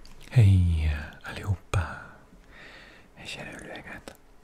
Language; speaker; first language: Swedish; non-native, learner; Welsh